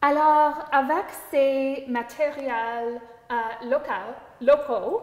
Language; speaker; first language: French; non-native, local second language; English